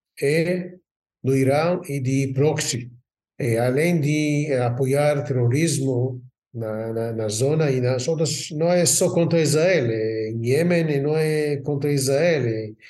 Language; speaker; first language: Portuguese; non-native, fluent; Hebrew